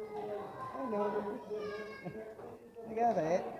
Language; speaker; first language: English; non-native, learner; Filipino